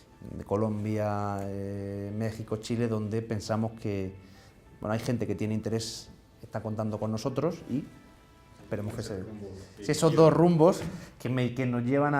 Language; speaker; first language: Spanish; native; Spanish